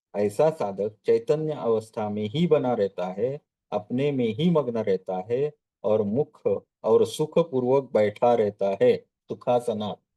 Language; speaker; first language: Hindi; non-native, local second language; Marathi